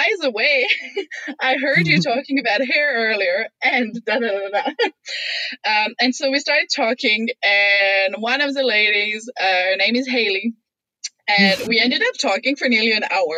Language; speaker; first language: English; non-native, fluent; French